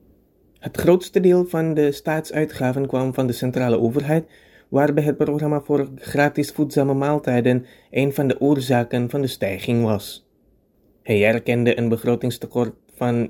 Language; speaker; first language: Dutch; non-native, fluent; Indonesian